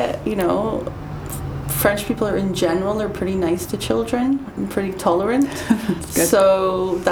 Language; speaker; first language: English; native; English